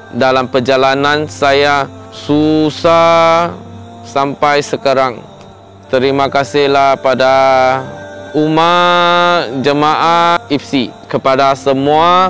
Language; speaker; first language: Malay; non-native, local second language; Min Nan Chinese